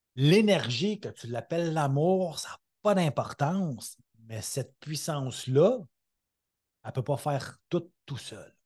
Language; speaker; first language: French; native; French